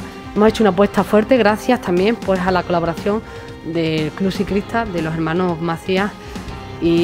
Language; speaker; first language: Spanish; native; Spanish